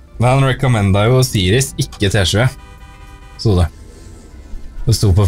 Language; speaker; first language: Norwegian; native; Norwegian